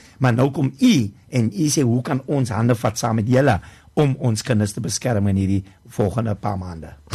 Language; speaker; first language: Afrikaans; native; Afrikaans